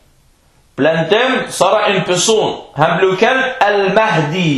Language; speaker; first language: Danish; non-native, fluent; Arabic